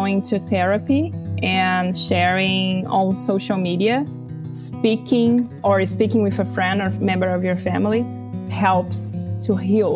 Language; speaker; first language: English; non-native, fluent; Portuguese